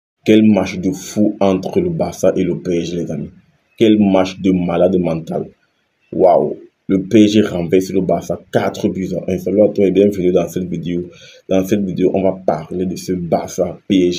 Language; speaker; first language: French; native; French